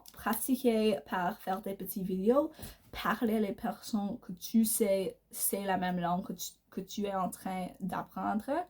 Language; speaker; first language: French; non-native, learner; English